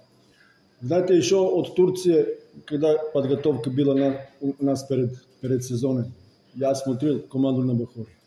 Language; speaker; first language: Russian; non-native, fluent; Serbian